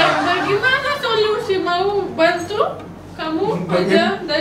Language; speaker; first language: Indonesian; non-native, learner; Russian